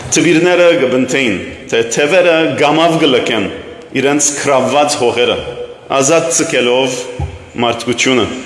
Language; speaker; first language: Armenian; early bilingual, heritage; Armenian